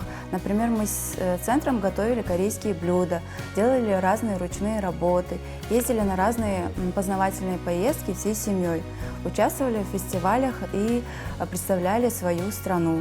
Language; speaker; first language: Russian; non-native, local second language; Kazakh